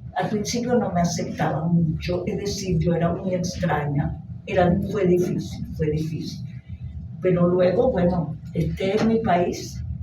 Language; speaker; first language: Spanish; early bilingual, other home language; Hebrew